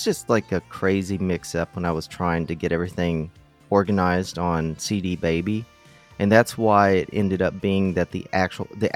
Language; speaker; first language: English; native; English